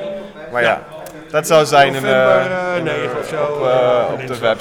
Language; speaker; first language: Dutch; non-native, learner; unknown